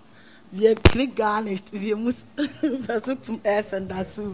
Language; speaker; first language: German; non-native, learner; Akan